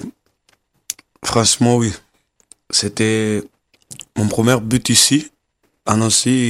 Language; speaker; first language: French; non-native, learner; Kabuverdianu